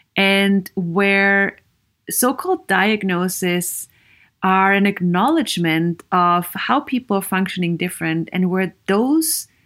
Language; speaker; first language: English; non-native, fluent; German